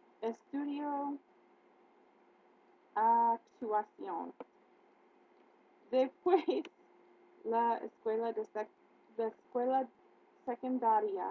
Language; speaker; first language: Spanish; non-native, learner; English